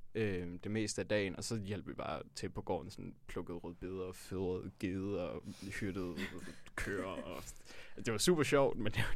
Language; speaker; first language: Danish; native; Danish